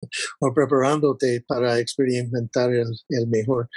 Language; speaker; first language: Spanish; non-native, fluent; English